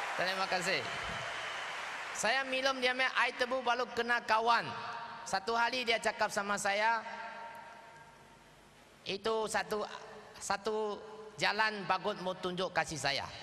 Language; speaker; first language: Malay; non-native, local second language; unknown